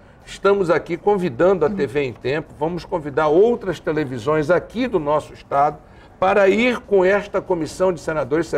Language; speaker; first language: Portuguese; native; Portuguese